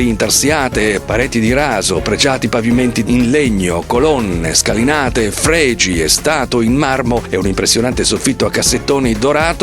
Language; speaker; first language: Italian; native; Italian